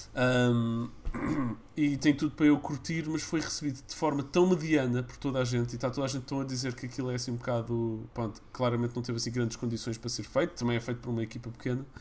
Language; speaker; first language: Portuguese; early bilingual, other home language; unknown